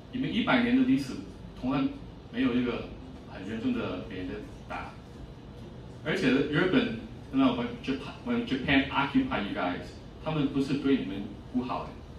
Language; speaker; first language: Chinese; non-native, fluent; English